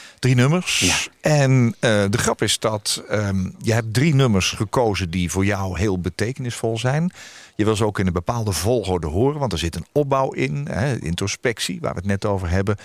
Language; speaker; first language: Dutch; native; Dutch